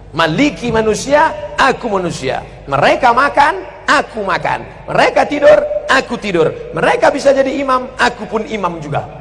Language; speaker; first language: Indonesian; native; Indonesian